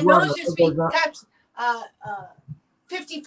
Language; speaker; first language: French; non-native, learner; English